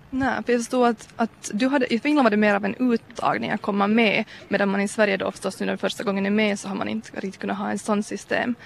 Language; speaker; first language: Swedish; native; Swedish